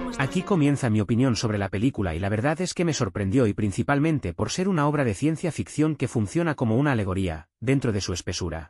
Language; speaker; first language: Spanish; native; Spanish